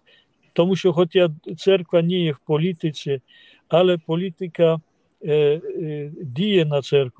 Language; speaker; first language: Ukrainian; non-native, fluent; Polish